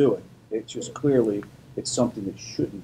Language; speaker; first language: English; native; English